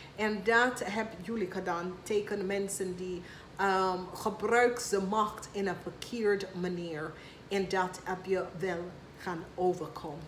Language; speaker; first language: Dutch; non-native, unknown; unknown